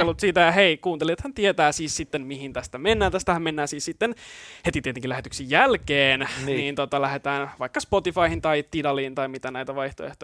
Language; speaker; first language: Finnish; native; Finnish